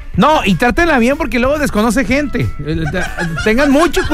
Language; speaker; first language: Spanish; native; Spanish